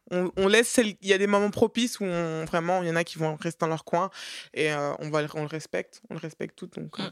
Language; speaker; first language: French; native; French